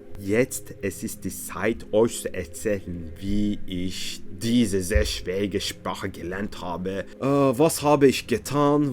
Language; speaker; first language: German; non-native, learner; Turkish